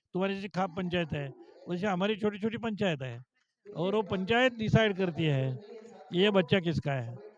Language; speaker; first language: Hindi; non-native, local second language; Marathi